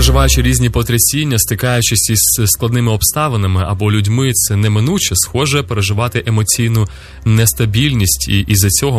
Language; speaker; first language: Ukrainian; native; Ukrainian